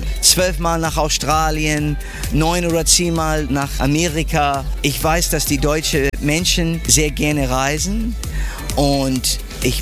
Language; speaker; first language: German; non-native, fluent; English